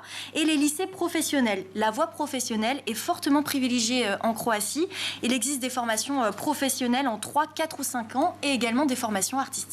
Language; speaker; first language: French; native; French